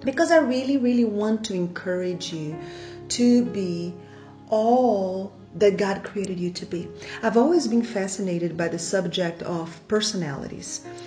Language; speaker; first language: English; non-native, fluent; Portuguese